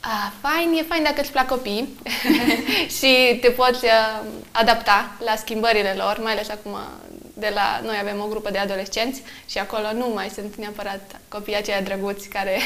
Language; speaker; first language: Romanian; native; Romanian